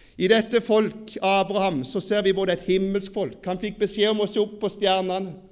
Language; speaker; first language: Norwegian; native; Norwegian